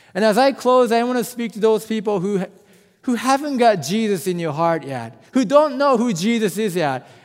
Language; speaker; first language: English; non-native, fluent; Japanese